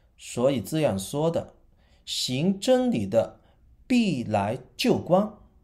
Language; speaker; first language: Chinese; non-native, local second language; Cantonese